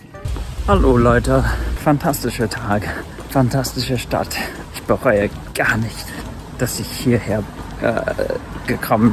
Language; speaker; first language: German; non-native, fluent; English